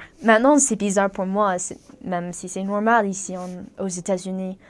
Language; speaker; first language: French; non-native, fluent; English